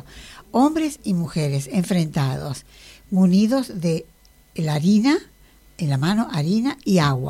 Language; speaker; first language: Spanish; native; Spanish